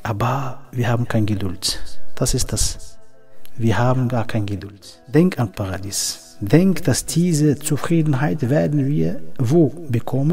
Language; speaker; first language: German; non-native, fluent; Arabic